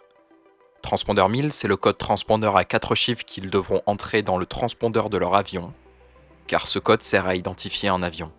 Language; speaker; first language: French; native; French